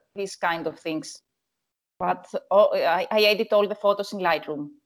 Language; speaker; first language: English; non-native, learner; Greek